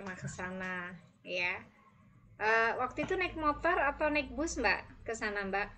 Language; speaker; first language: Indonesian; native; Indonesian